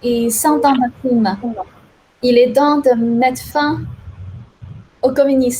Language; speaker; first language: French; non-native, fluent; Chinese